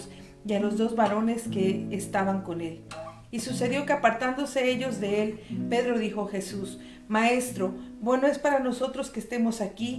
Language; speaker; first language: Spanish; native; Spanish